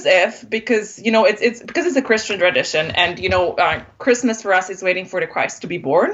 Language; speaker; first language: English; non-native, fluent; Polish